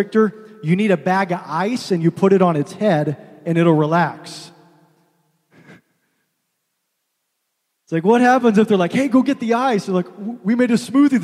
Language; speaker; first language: English; native; English